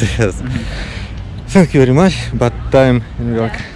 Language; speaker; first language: English; non-native, learner; Russian